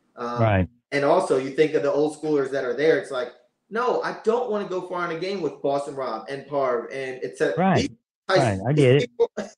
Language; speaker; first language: English; native; English